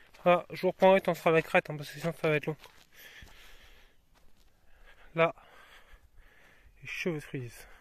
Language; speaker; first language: French; native; French